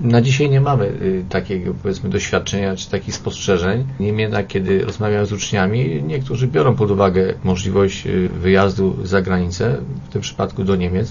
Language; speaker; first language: Polish; native; Polish